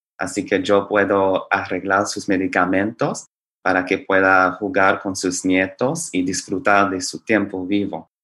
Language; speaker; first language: Spanish; non-native, fluent; English